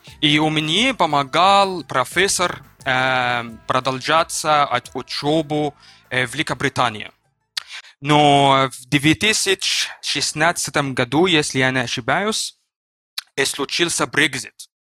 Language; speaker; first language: Russian; non-native, learner; Arabic